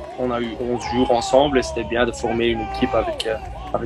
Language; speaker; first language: French; non-native, local second language; Dutch